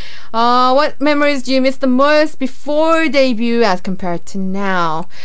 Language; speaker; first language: English; early bilingual, other home language; Korean